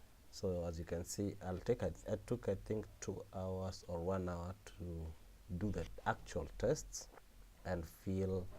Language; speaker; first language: English; non-native, local second language; Swahili